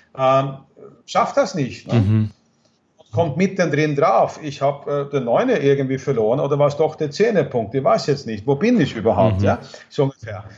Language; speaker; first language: German; non-native, fluent; Swedish